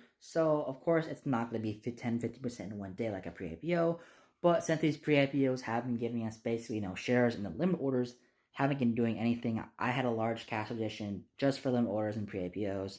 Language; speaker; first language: English; native; English